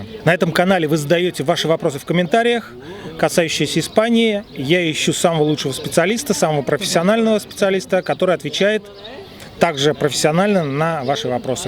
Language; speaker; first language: Russian; native; Russian